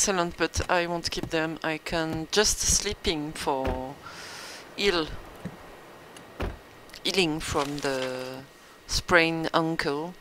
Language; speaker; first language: English; non-native, learner; French